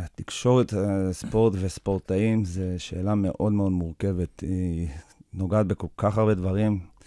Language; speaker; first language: Hebrew; early bilingual, other home language; English